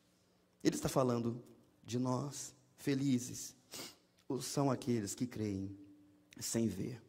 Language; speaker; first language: Portuguese; native; Portuguese